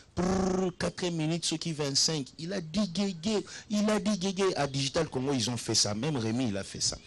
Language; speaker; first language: French; non-native, local second language; Lingala